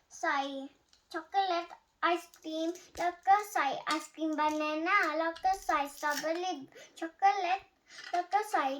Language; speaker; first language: Thai; early bilingual, heritage; Thai